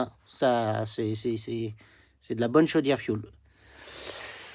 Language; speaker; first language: French; native; French